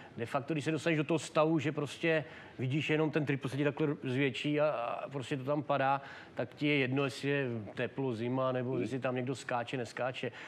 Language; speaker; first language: Czech; native; Czech